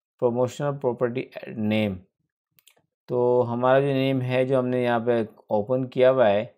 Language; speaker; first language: Urdu; native; Urdu